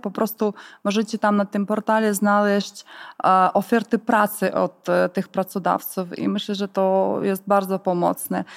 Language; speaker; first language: Polish; non-native, fluent; Ukrainian